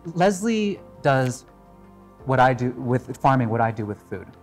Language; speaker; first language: English; native; English